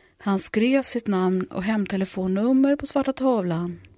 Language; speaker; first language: Swedish; native; Swedish